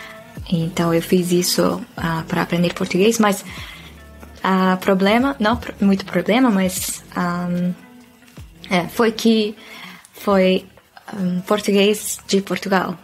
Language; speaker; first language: Portuguese; non-native, fluent; Dutch